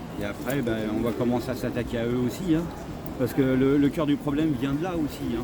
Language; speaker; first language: French; native; French